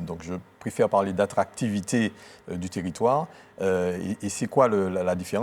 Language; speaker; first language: French; native; French